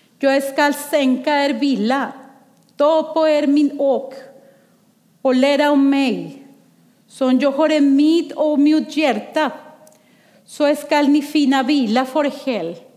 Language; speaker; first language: Swedish; non-native, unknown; Spanish